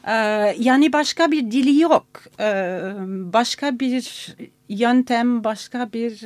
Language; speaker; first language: Turkish; non-native, fluent; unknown